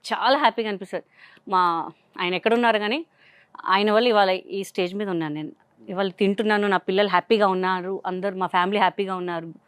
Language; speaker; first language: Telugu; non-native, local second language; Hindi